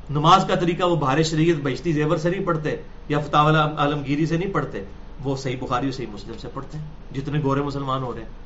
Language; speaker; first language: Urdu; non-native, local second language; Punjabi